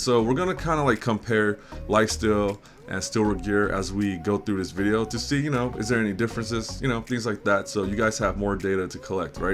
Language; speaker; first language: English; native; English